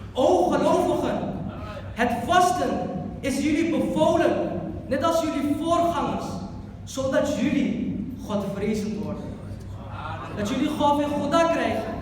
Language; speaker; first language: Dutch; early bilingual, other home language; Urdu